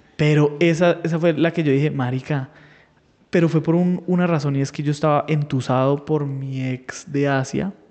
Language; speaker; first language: Spanish; native; Spanish